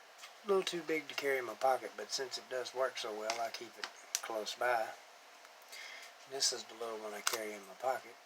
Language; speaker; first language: English; native; English